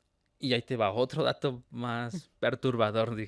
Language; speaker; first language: Spanish; native; Spanish